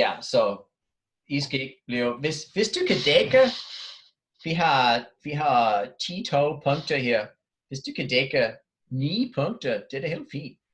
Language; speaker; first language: Danish; non-native, fluent; English